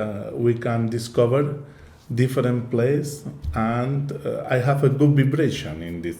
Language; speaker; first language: English; non-native, learner; Catalan